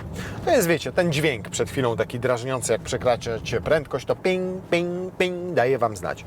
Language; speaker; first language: Polish; native; Polish